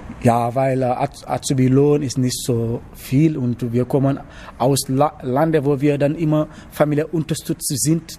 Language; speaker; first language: German; non-native, learner; Wolof